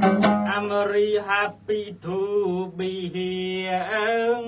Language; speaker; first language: English; non-native, learner; Khmer